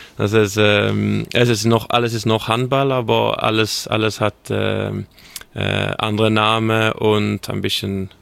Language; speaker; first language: German; non-native, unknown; Swedish